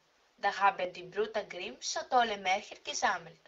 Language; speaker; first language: German; non-native, learner; Greek